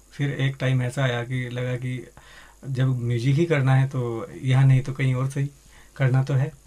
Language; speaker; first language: Hindi; native; Hindi